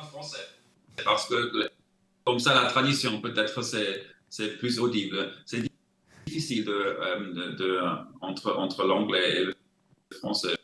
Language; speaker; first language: French; non-native, local second language; German